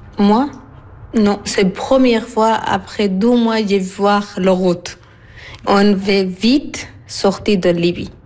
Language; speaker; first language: French; non-native, learner; Arabic